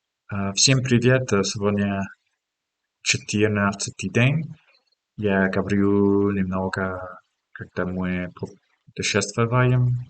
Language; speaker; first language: Russian; non-native, learner; English